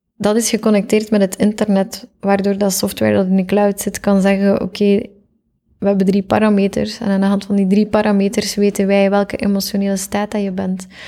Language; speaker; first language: Dutch; native; Dutch